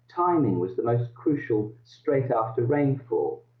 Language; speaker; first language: English; early bilingual, other home language; Dutch